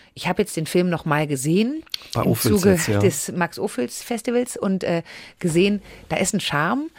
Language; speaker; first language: German; native; German